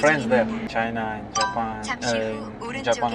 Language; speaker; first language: English; non-native, learner; Serbian